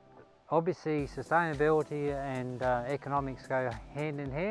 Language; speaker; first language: English; native; English